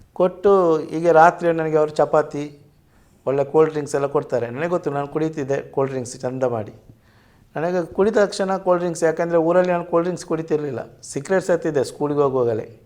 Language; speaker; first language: Kannada; non-native, local second language; Tulu